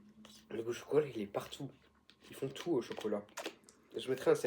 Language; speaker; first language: French; native; French